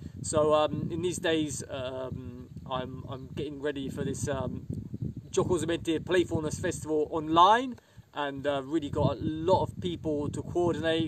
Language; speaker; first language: English; native; English